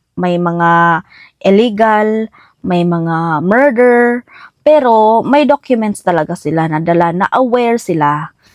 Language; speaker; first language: Filipino; non-native, local second language; Cebuano